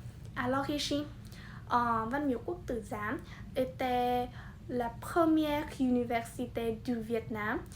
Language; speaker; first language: French; non-native, learner; Vietnamese